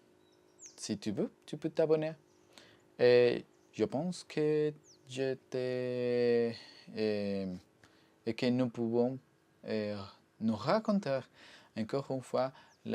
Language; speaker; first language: French; non-native, learner; Spanish